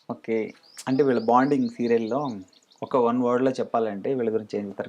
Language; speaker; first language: Telugu; native; Telugu